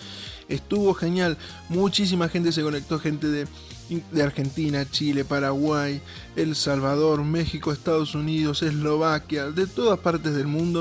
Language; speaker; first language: Spanish; native; Spanish